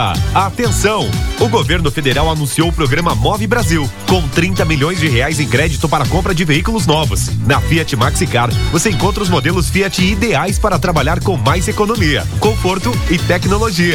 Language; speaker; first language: Portuguese; native; Portuguese